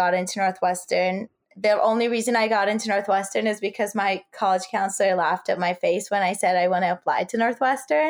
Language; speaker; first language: English; non-native, fluent; Turkish